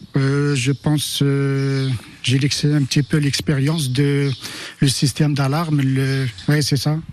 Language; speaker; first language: French; non-native, local second language; Arabic